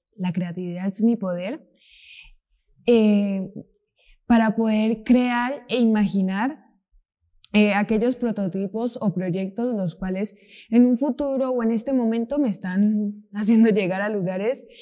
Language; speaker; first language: Spanish; native; Spanish